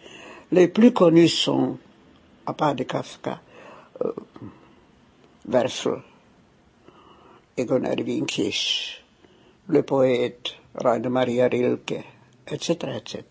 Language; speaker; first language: French; non-native, fluent; German